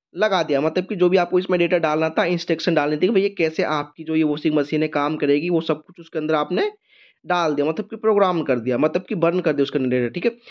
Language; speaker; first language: Hindi; native; Hindi